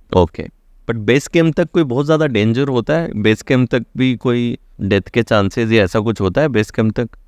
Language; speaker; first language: Hindi; native; Hindi